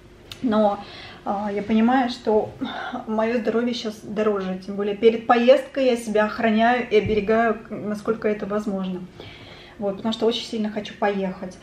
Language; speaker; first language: Russian; native; Russian